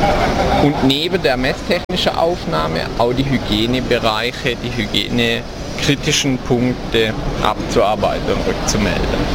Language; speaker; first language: German; native; German